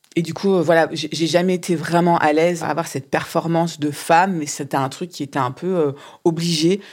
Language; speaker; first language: French; native; French